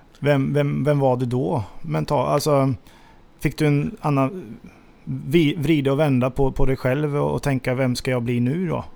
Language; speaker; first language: Swedish; native; Swedish